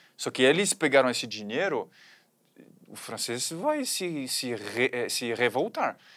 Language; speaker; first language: Portuguese; non-native, fluent; French